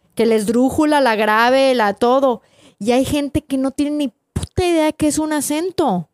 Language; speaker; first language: Spanish; native; Spanish